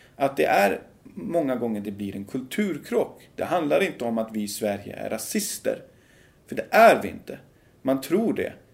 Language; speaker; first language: Swedish; early bilingual, other home language; Persian